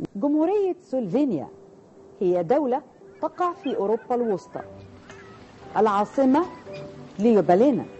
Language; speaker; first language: Arabic; native; Arabic